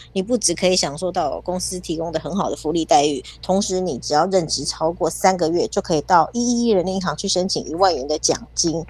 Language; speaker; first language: Chinese; native; Chinese